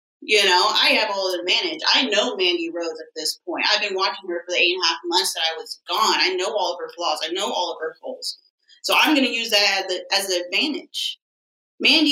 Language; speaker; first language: English; native; English